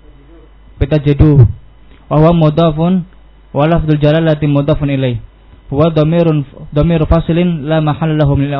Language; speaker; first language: Arabic; non-native, learner; Indonesian